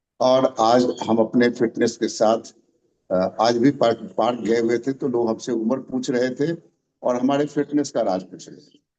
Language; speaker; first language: Hindi; native; Hindi